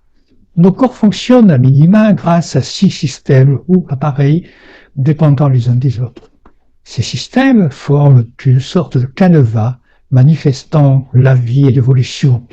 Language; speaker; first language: French; native; French